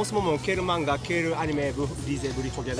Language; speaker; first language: French; non-native, learner; Japanese